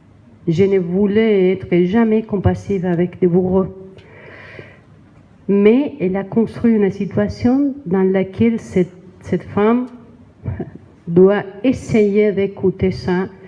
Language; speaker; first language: French; non-native, learner; Spanish